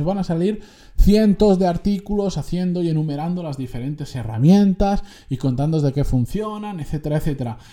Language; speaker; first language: Spanish; native; Spanish